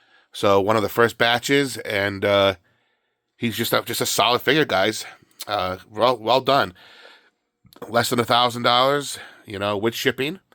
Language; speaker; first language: English; native; English